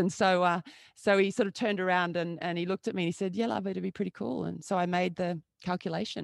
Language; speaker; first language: English; native; English